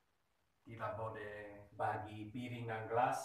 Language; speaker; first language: Indonesian; early bilingual, heritage; Dutch